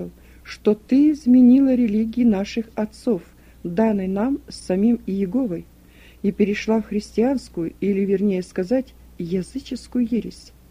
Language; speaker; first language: Russian; native; Russian